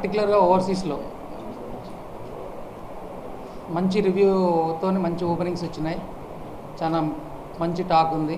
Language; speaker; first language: Telugu; native; Telugu